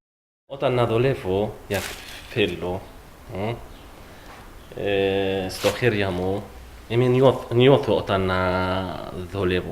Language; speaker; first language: Greek; non-native, learner; Arabic